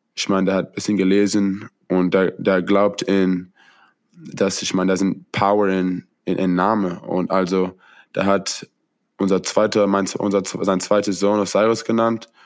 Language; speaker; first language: German; non-native, fluent; English